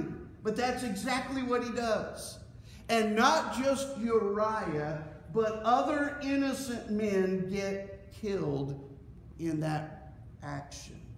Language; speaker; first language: English; native; English